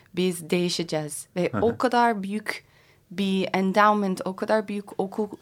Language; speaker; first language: Turkish; non-native, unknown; English